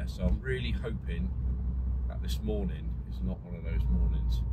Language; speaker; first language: English; native; English